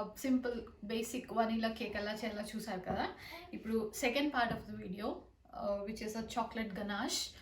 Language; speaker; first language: English; non-native, local second language; Telugu